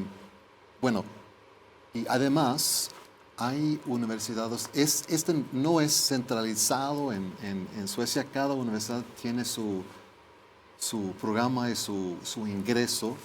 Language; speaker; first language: Spanish; non-native, fluent; Swedish